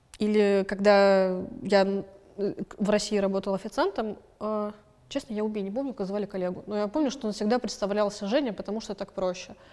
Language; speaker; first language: Russian; native; Russian